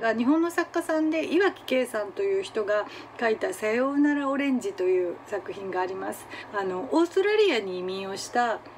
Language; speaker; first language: Japanese; native; Japanese